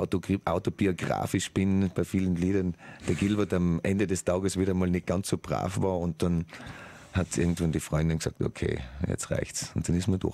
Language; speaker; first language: German; native; German